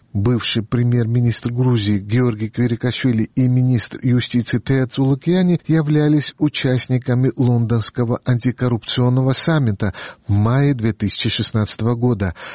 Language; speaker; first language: Russian; non-native, local second language; Georgian